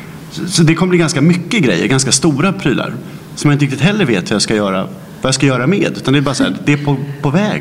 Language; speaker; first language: Swedish; native; Swedish